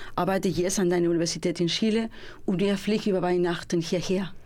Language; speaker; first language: German; non-native, fluent; Spanish